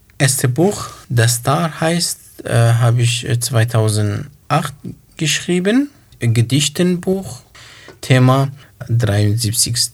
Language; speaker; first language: German; non-native, learner; Kurdish